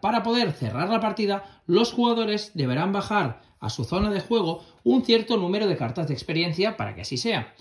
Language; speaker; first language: Spanish; native; Spanish